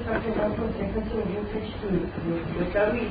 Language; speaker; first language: Russian; non-native, learner; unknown